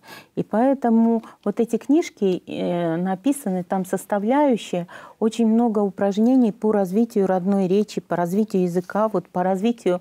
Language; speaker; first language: Russian; native; Russian